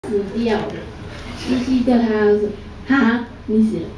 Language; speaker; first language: Chinese; native; Chinese